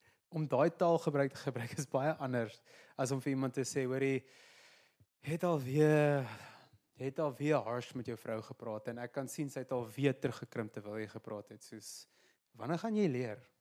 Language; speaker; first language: Afrikaans; native; Afrikaans